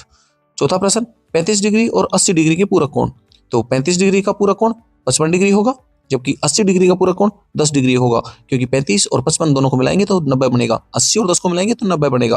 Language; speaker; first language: Hindi; native; Hindi